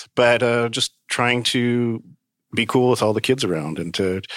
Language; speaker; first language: English; native; English